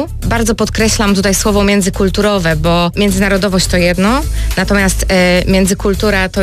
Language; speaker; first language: Polish; native; Polish